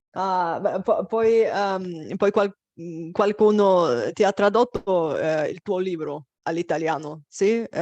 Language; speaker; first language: Italian; non-native, fluent; Bulgarian